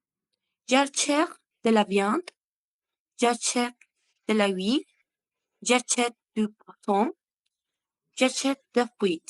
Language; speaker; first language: French; non-native, learner; Spanish